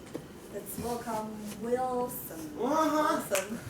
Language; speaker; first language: English; non-native, fluent; Chinese